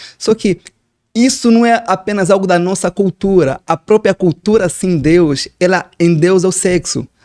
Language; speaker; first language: Portuguese; native; Portuguese